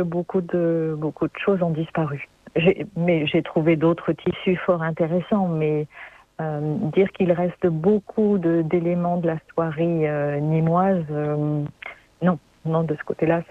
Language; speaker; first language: French; native; French